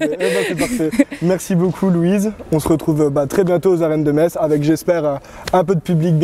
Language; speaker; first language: French; native; French